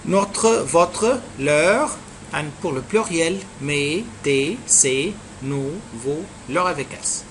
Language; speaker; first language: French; non-native, fluent; Arabic